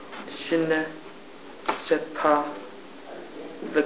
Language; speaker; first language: French; non-native, learner; English